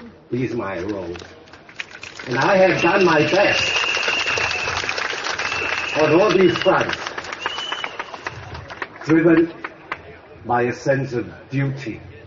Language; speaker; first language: English; non-native, local second language; Chinese